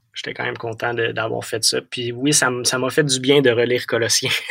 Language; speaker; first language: French; native; French